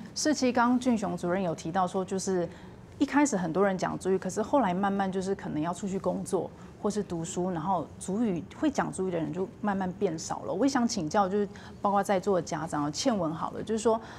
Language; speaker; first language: Chinese; native; Chinese